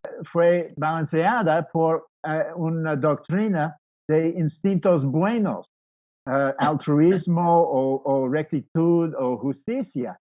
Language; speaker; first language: Spanish; non-native, fluent; English